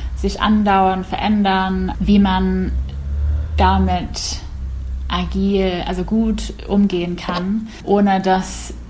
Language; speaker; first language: German; non-native, fluent; English